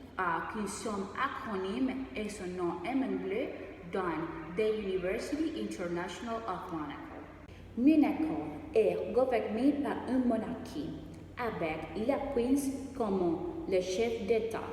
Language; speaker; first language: French; non-native, learner; Spanish